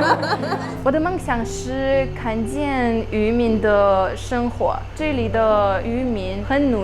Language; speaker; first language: Chinese; non-native, fluent; Russian